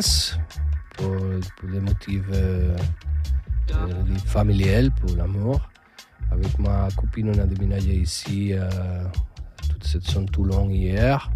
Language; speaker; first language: French; non-native, fluent; Spanish